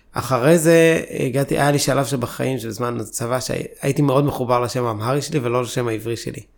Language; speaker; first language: Hebrew; early bilingual, other home language; Amharic